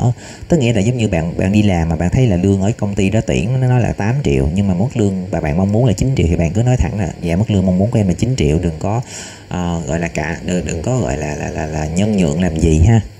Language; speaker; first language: Vietnamese; native; Vietnamese